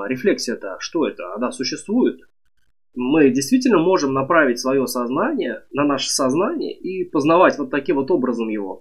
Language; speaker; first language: Russian; native; Russian